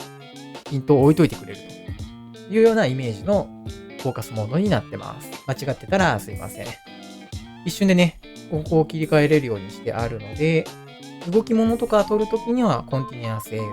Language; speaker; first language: Japanese; native; Japanese